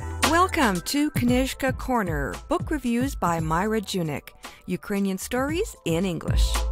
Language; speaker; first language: English; early bilingual, other home language; Ukrainian